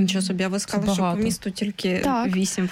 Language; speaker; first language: Ukrainian; native; Ukrainian